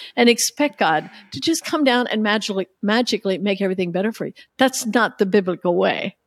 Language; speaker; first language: English; native; English